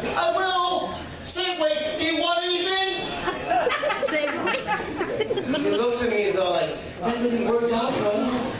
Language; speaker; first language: English; native; English